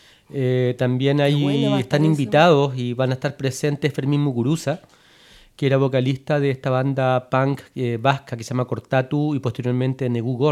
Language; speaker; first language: Spanish; native; Spanish